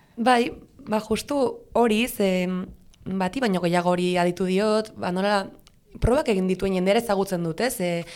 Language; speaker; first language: Basque; non-native, local second language; Spanish